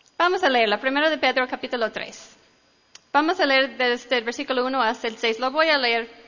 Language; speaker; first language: Spanish; non-native, fluent; English